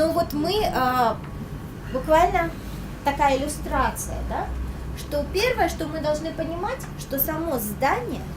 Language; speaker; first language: Russian; native; Russian